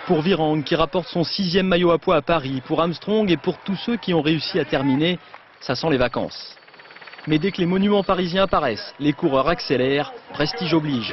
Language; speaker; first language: French; native; French